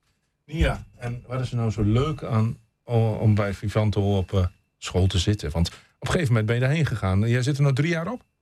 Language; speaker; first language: Dutch; native; Dutch